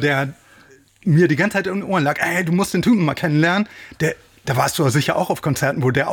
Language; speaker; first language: German; native; German